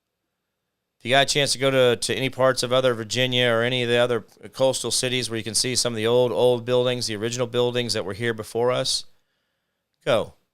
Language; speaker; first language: English; native; English